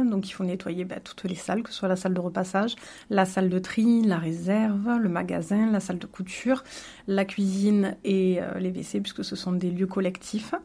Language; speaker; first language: French; native; French